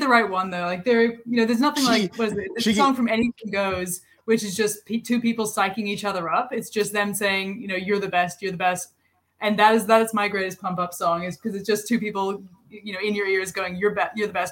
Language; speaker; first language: English; non-native, local second language; Cantonese